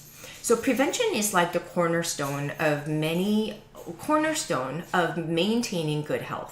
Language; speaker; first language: English; native; English